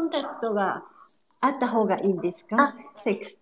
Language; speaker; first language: Japanese; non-native, fluent; Chinese